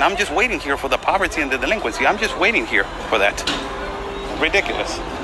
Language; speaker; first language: English; non-native, fluent; Spanish